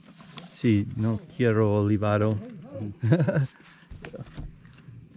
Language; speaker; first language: Spanish; non-native, learner; English